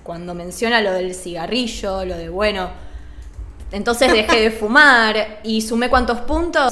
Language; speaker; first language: Spanish; native; Spanish